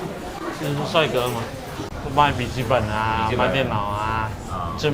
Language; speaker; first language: Chinese; native; Chinese